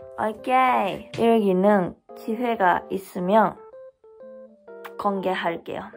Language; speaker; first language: Korean; non-native, learner; Japanese